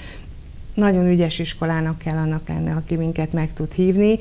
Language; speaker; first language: Hungarian; native; Hungarian